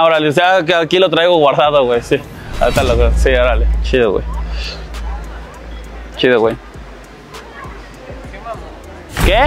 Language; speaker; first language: Spanish; native; Spanish